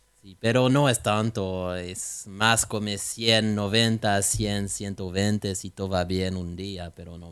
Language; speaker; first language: Spanish; non-native, learner; French